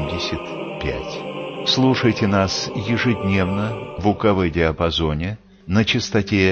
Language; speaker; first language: Russian; native; Russian